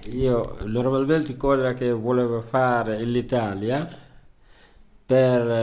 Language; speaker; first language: Italian; non-native, learner; Wolof